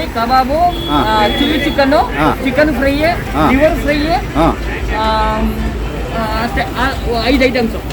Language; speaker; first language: Kannada; native; Kannada